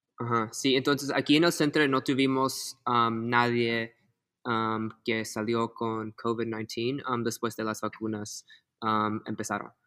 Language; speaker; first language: Spanish; early bilingual, heritage; Spanish